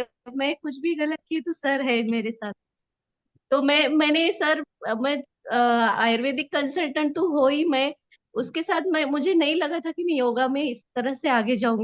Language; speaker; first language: Hindi; native; Hindi